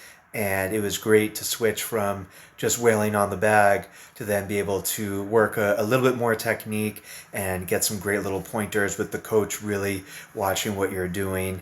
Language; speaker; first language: English; native; English